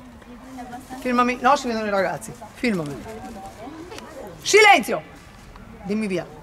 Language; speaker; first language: Italian; native; Italian